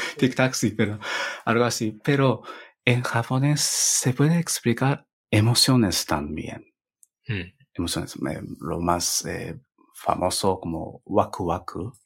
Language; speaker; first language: Spanish; non-native, fluent; Japanese